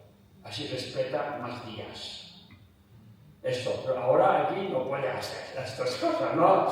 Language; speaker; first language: Spanish; non-native, fluent; Tibetan